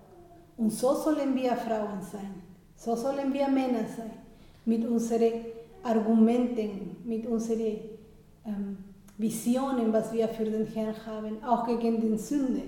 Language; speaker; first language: German; non-native, fluent; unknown